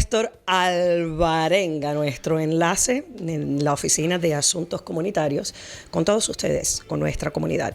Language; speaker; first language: Spanish; native; Spanish